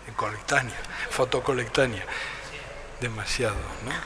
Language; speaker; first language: Spanish; non-native, local second language; Catalan